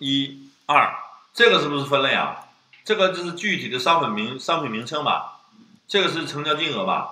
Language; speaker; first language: Chinese; native; Chinese